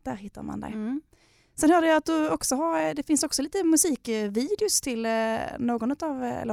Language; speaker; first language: Swedish; native; Swedish